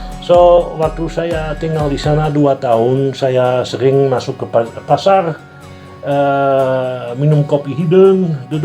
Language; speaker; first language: Indonesian; non-native, fluent; Dutch